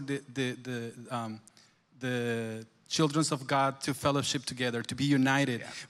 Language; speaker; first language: English; non-native, fluent; Spanish